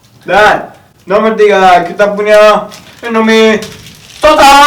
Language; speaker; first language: Indonesian; non-native, learner; English